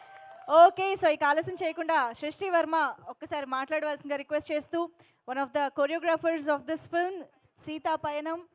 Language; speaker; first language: Telugu; native; Telugu